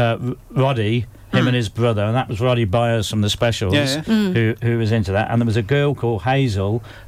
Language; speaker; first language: English; native; English